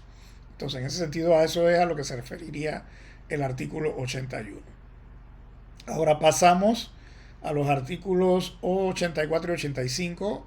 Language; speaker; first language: Spanish; native; Spanish